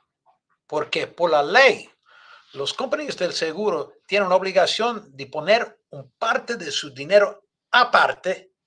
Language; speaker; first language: Spanish; non-native, learner; English